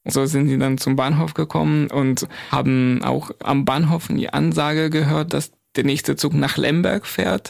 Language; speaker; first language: German; non-native, fluent; Ukrainian